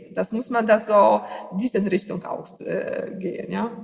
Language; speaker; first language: German; non-native, learner; Polish